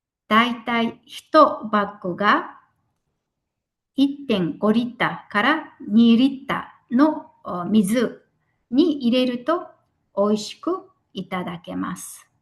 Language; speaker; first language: Japanese; non-native, fluent; Mongolian